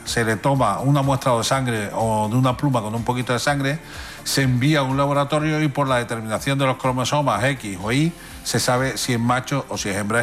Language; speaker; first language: Spanish; native; Spanish